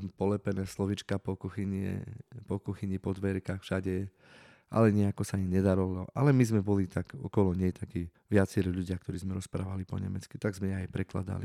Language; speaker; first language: Slovak; non-native, local second language; Romany